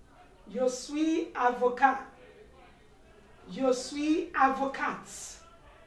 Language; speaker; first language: French; non-native, learner; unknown